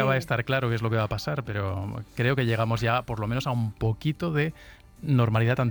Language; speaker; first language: Spanish; native; Spanish